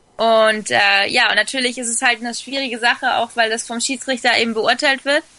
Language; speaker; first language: German; early bilingual, other home language; Spanish